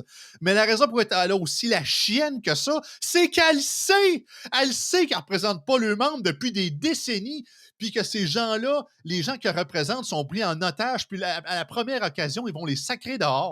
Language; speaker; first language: French; native; French